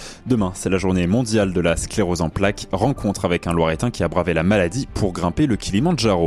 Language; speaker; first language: French; native; French